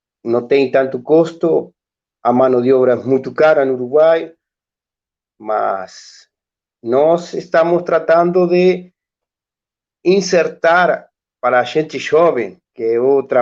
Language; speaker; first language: Portuguese; non-native, learner; Spanish